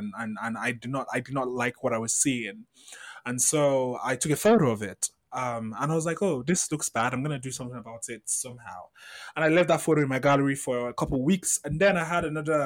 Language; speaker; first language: English; non-native, local second language; Yoruba